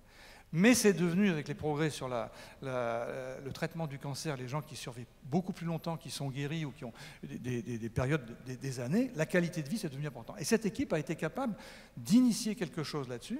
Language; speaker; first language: French; native; French